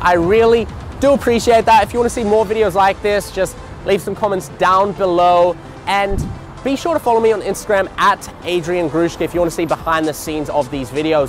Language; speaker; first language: English; native; English